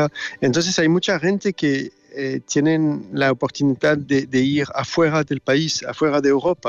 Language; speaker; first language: Spanish; non-native, learner; French